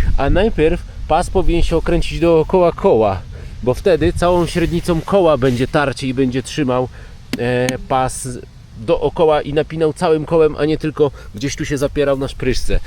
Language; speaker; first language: Polish; native; Polish